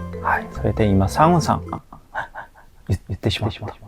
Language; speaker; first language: Japanese; non-native, fluent; Korean